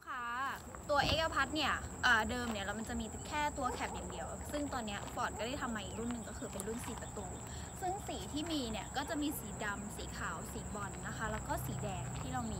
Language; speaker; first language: Thai; native; Thai